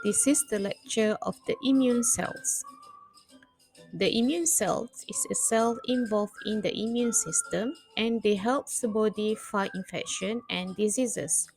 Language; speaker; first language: English; non-native, fluent; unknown